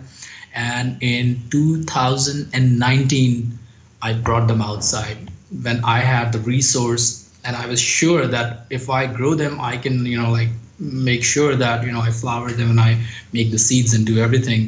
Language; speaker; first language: English; non-native, local second language; Hindi